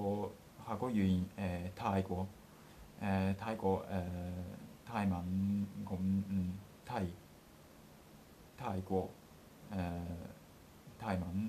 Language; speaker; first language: Cantonese; non-native, learner; Japanese